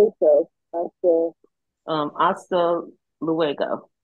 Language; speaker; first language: Spanish; non-native, learner; English